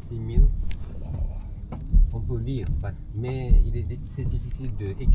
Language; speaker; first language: French; non-native, learner; Japanese